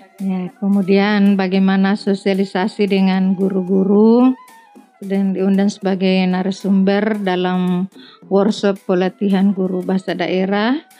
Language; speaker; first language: Indonesian; non-native, local second language; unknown